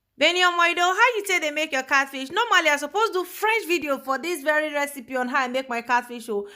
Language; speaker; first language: Nigerian Pidgin; native; Nigerian Pidgin